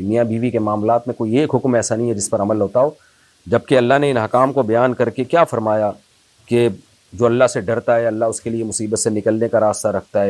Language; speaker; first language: Urdu; native; Urdu